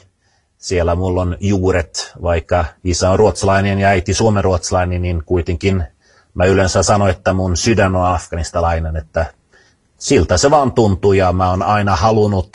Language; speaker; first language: Finnish; non-native, fluent; Swedish